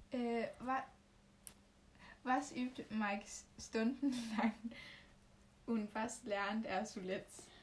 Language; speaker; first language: German; non-native, learner; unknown